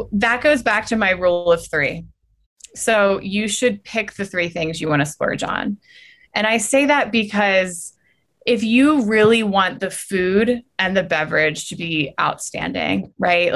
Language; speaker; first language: English; native; English